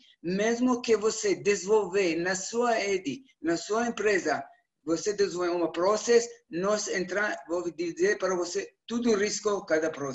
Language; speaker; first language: Portuguese; non-native, learner; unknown